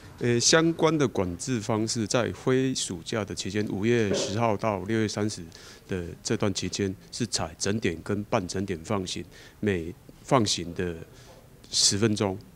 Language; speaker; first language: Chinese; native; Chinese